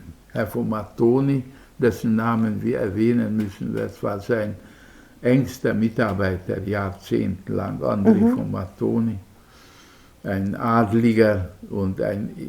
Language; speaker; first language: German; non-native, fluent; Hungarian